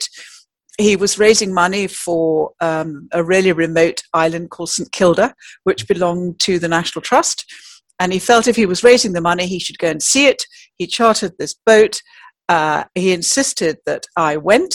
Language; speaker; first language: English; native; English